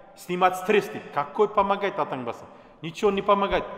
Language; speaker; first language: Russian; non-native, local second language; Kazakh